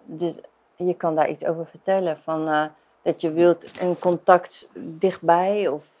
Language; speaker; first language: Dutch; non-native, fluent; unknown